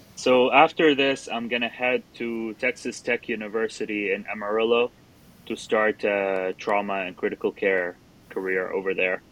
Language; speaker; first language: English; non-native, fluent; Arabic